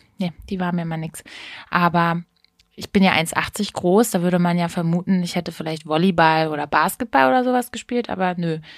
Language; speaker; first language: German; native; German